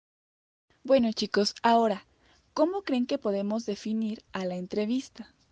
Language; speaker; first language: Spanish; native; Spanish